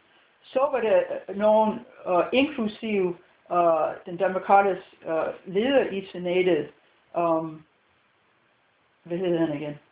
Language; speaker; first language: Danish; non-native, fluent; English